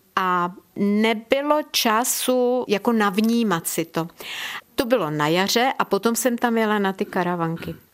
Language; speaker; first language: Czech; native; Czech